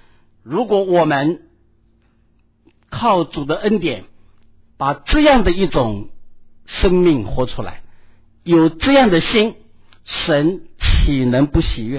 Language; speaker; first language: Chinese; native; Chinese